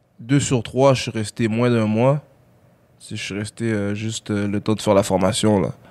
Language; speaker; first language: French; early bilingual, other home language; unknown